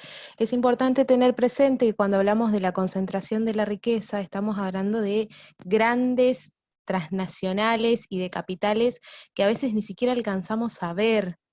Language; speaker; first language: Spanish; native; Spanish